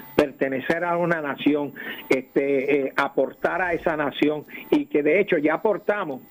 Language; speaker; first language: Spanish; native; Spanish